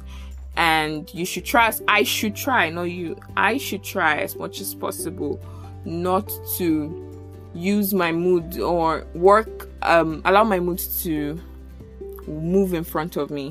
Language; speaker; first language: English; non-native, local second language; Yoruba